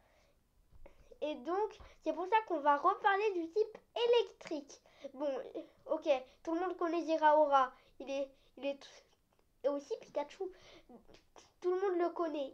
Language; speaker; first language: French; native; French